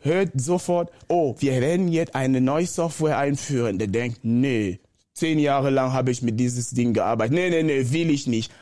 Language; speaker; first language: German; non-native, fluent; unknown